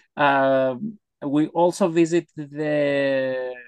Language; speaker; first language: English; non-native, fluent; Greek